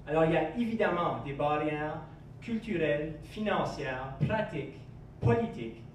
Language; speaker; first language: French; non-native, local second language; English